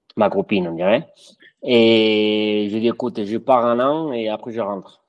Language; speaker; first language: French; non-native, fluent; Spanish